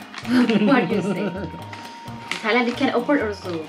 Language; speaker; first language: English; non-native, learner; Thai